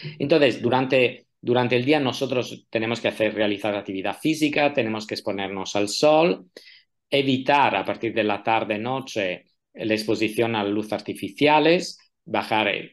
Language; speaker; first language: Spanish; non-native, fluent; Italian